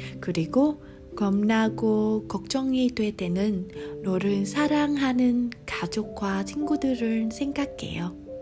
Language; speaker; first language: Korean; non-native, learner; Vietnamese